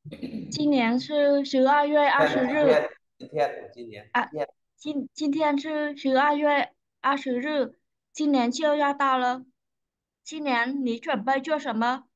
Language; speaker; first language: Chinese; non-native, learner; Vietnamese